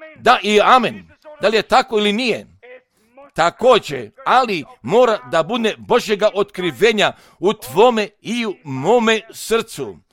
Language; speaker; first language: Croatian; non-native, fluent; German